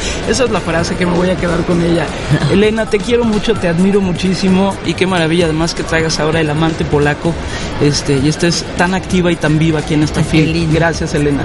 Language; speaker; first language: Spanish; native; Spanish